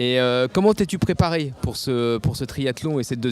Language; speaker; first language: French; native; French